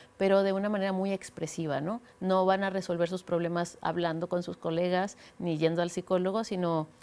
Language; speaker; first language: Spanish; native; Spanish